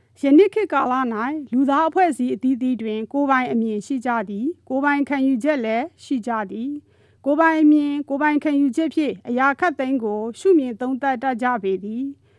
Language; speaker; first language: Burmese; non-native, local second language; Karen languages